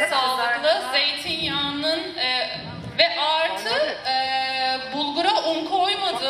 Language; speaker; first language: Turkish; native; Turkish